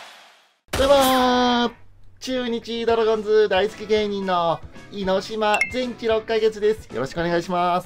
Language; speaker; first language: Japanese; native; Japanese